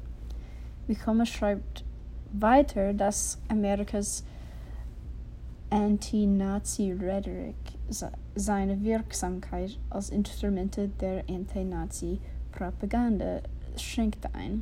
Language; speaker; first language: German; non-native, learner; English